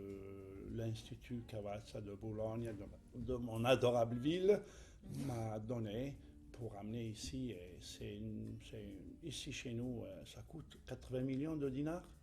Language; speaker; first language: French; non-native, fluent; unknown